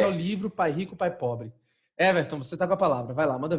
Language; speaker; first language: Portuguese; native; Portuguese